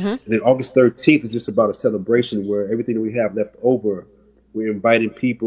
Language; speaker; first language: English; native; English